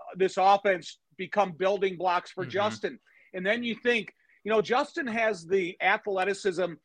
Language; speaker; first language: English; native; English